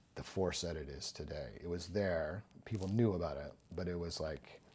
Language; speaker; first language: English; native; English